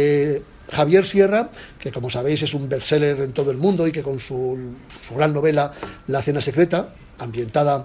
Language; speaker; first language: Spanish; native; Spanish